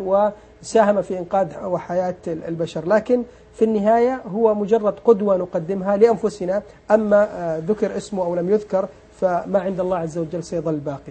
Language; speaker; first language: Arabic; native; Arabic